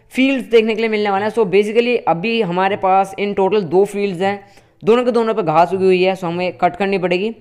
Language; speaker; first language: Hindi; native; Hindi